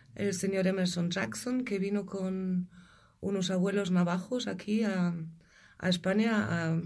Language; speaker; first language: Spanish; non-native, fluent; German